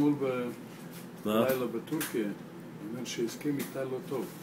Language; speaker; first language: Hebrew; non-native, learner; Russian